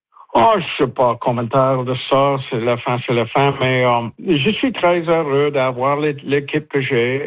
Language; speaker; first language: French; non-native, learner; English